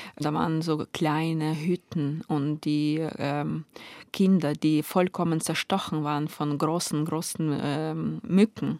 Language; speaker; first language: German; non-native, fluent; Ukrainian